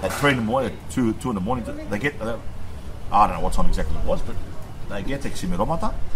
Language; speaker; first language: English; early bilingual, other home language; Greek